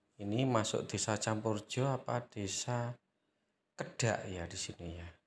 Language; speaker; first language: Indonesian; native; Indonesian